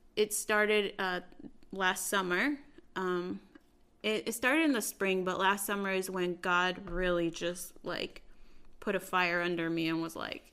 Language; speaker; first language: English; early bilingual, other home language; Spanish